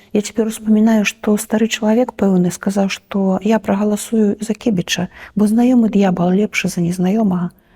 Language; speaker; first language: Belarusian; native; Belarusian